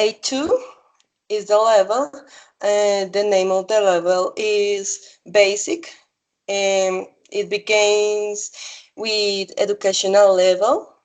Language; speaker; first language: English; non-native, learner; Spanish